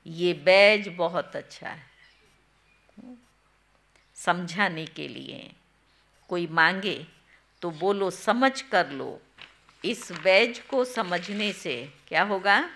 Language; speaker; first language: Hindi; non-native, local second language; Gujarati